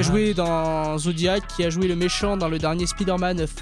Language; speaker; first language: French; native; French